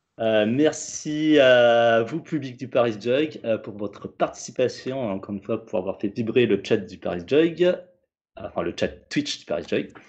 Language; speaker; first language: French; native; French